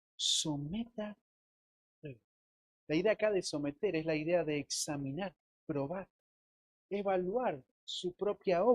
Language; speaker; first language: Spanish; native; Spanish